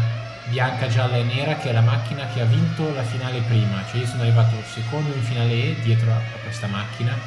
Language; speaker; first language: Italian; native; Italian